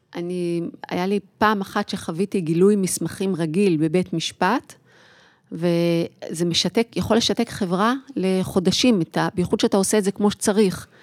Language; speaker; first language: Hebrew; native; Hebrew